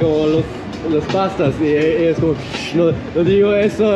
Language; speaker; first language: Spanish; non-native, learner; Swiss German